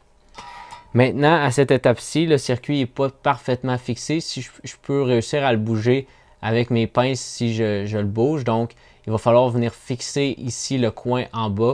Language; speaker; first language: French; native; French